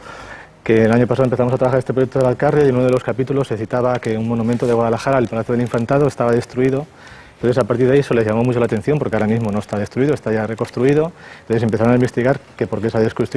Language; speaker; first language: Spanish; native; Spanish